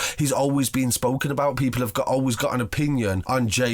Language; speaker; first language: English; native; English